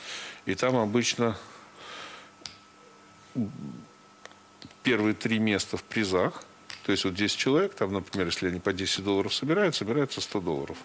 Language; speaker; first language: Russian; native; Russian